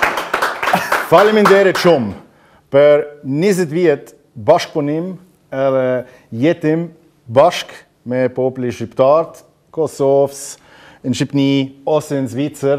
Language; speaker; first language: Albanian; non-native, learner; German